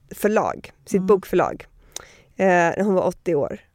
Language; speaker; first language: Swedish; early bilingual, heritage; Swedish